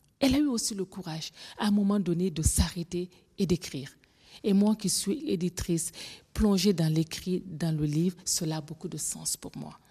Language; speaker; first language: French; non-native, local second language; Bambara